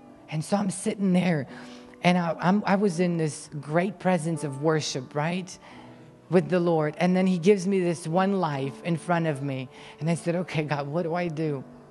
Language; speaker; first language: English; non-native, fluent; Ukrainian